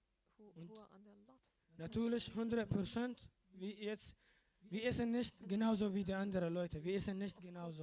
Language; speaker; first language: German; non-native, learner; Arabic